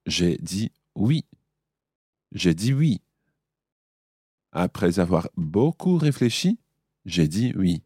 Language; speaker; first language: French; non-native, fluent; English